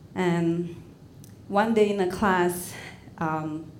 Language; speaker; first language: English; non-native, fluent; Indonesian